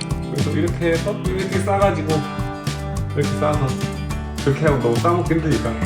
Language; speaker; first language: Korean; native; Korean